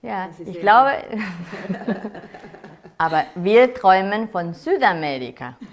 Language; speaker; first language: German; non-native, fluent; Spanish